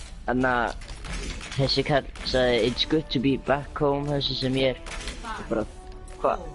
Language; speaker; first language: Icelandic; early bilingual, other home language; Norwegian